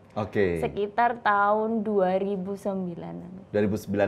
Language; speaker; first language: Indonesian; native; Indonesian